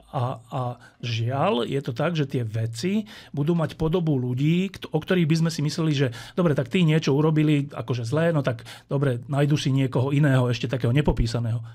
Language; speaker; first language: Slovak; native; Slovak